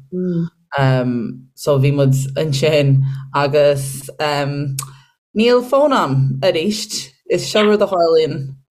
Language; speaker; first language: Irish; native; Irish